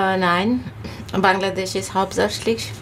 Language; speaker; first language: German; non-native, learner; Bangla